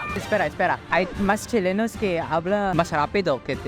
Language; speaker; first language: Spanish; non-native, fluent; Filipino